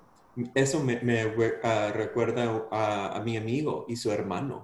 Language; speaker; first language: Spanish; non-native, fluent; English